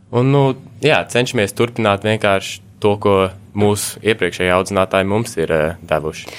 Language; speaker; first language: Latvian; early bilingual, heritage; Latvian